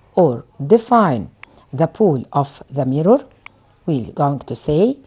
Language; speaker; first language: English; non-native, fluent; Arabic